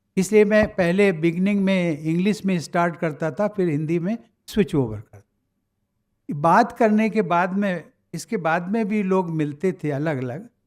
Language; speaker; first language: Hindi; native; Hindi